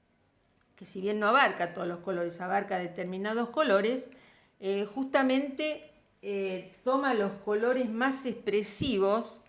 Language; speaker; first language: Spanish; native; Spanish